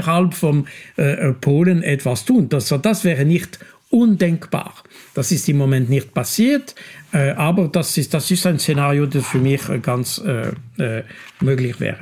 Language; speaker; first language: German; non-native, local second language; French